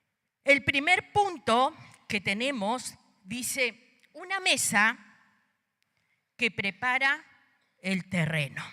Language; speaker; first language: Spanish; native; Spanish